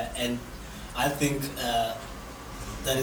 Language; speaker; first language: English; non-native, local second language; Xhosa